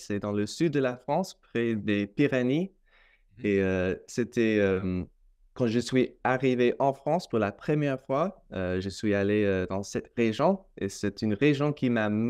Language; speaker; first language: French; non-native, fluent; English